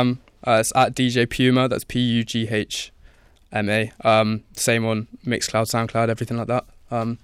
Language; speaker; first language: English; native; English